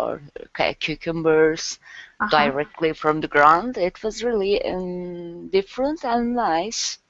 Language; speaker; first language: English; non-native, learner; Turkish